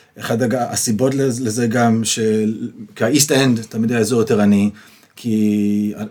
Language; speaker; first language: Hebrew; native; Hebrew